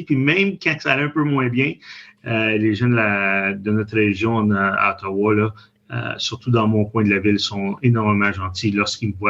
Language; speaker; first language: French; native; French